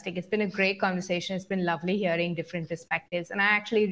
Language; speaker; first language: English; native; English